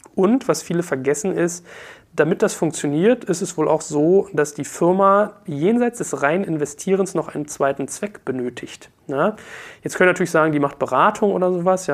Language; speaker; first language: German; native; German